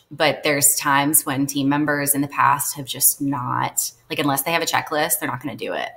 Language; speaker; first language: English; native; English